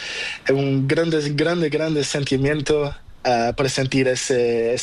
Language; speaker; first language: Spanish; non-native, learner; Portuguese